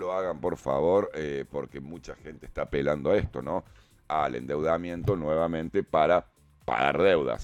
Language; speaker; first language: Spanish; native; Spanish